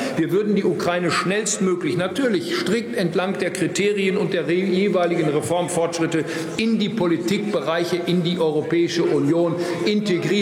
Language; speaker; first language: German; native; German